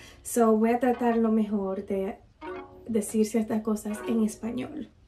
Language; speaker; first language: Spanish; early bilingual, heritage; Spanish